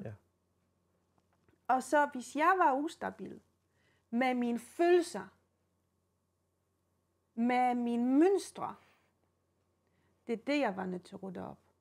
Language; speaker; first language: Danish; non-native, fluent; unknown